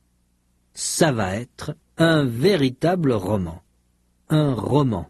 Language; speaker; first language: French; native; French